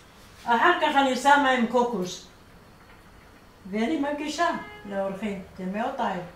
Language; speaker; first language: Hebrew; non-native, fluent; Arabic